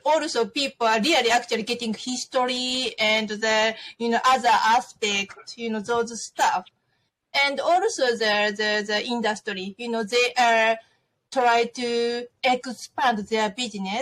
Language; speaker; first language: English; non-native, fluent; Japanese